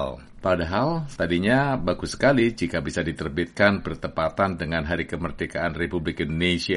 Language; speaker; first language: Indonesian; native; Indonesian